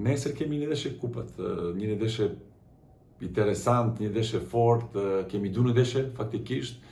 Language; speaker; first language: Albanian; non-native, learner; Serbian